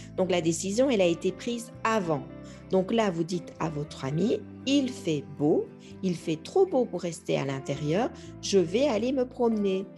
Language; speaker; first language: French; native; French